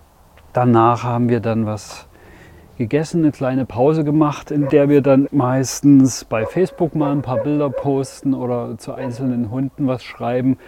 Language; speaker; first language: German; native; German